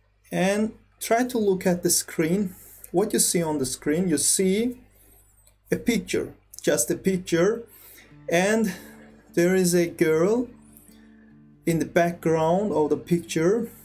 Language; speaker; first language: English; non-native, fluent; Azerbaijani